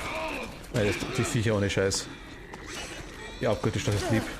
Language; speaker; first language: German; native; German